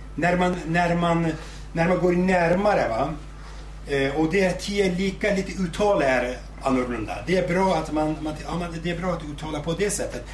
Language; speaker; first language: Swedish; non-native, fluent; Zaza